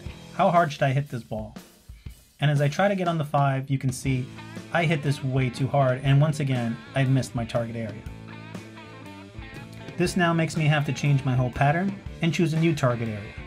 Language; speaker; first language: English; native; English